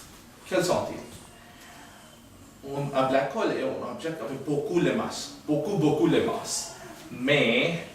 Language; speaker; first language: French; non-native, learner; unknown